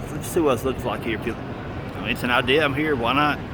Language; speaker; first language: English; native; English